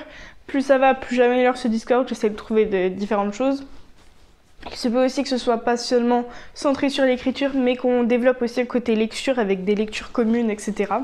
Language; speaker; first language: French; native; French